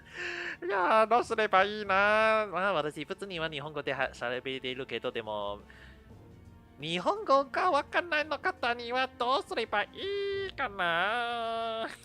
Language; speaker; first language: Japanese; non-native, fluent; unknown